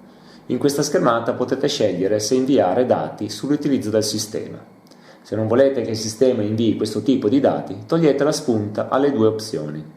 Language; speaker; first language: Italian; native; Italian